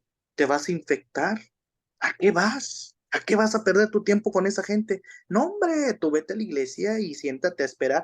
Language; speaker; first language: Spanish; native; Spanish